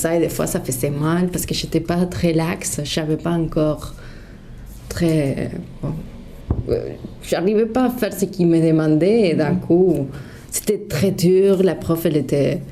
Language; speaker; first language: French; non-native, fluent; Spanish